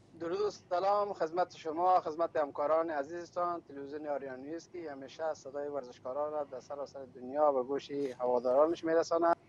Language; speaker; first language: Persian; native; Persian